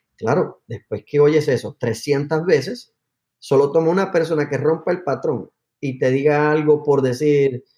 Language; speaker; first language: Spanish; native; Spanish